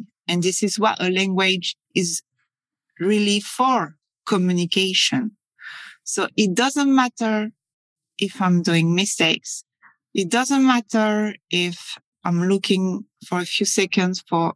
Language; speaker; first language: English; non-native, fluent; French